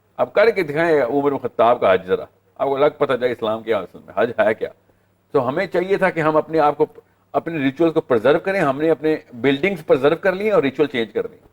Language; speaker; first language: Urdu; native; Urdu